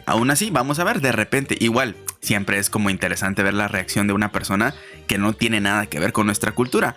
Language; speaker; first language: Spanish; native; Spanish